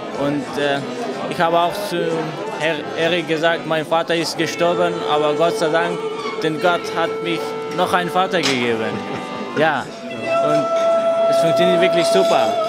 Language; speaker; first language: German; non-native, learner; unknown